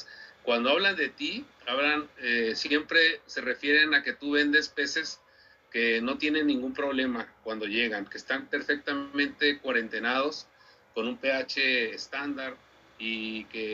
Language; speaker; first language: Spanish; native; Spanish